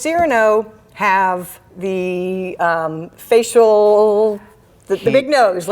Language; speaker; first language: English; native; English